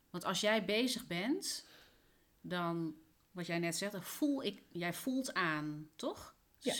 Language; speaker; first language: Dutch; early bilingual, other home language; Spanish